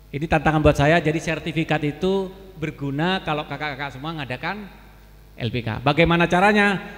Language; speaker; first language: Indonesian; native; Indonesian